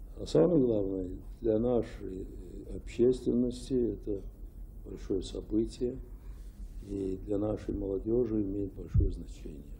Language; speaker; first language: Russian; non-native, local second language; Azerbaijani